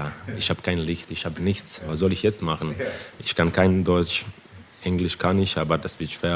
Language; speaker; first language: German; non-native, fluent; Croatian